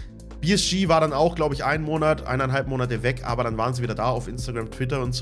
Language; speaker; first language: German; native; German